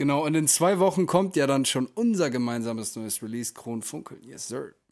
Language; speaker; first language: German; native; German